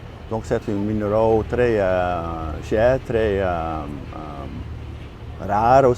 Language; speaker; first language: French; non-native, fluent; Dutch